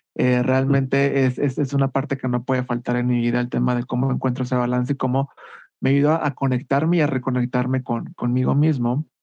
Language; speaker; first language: Spanish; native; Spanish